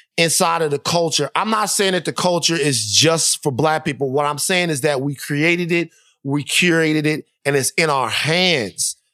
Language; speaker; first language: English; native; English